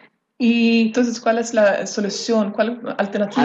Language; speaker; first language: Spanish; non-native, learner; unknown